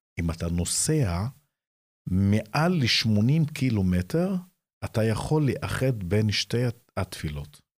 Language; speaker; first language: Hebrew; non-native, local second language; Arabic